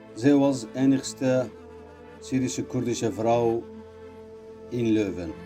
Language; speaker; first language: Dutch; non-native, learner; Kurdish